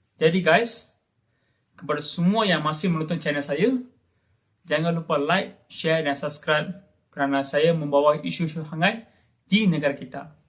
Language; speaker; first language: Malay; non-native, local second language; Tamil